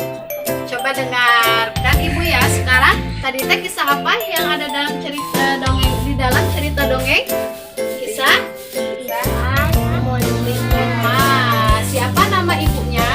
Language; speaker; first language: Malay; non-native, local second language; Sundanese